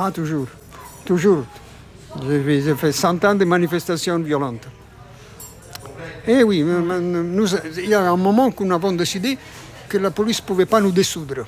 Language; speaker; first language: French; non-native, fluent; Italian